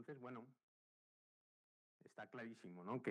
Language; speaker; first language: Spanish; native; Spanish